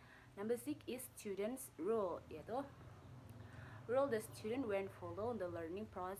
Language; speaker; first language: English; non-native, learner; Indonesian